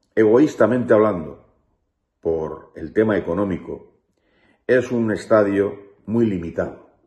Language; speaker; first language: Spanish; native; Spanish